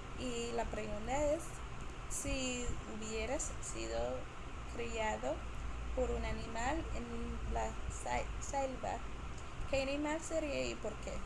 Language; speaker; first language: Spanish; non-native, learner; English